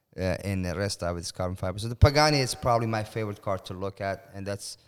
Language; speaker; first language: English; non-native, fluent; Persian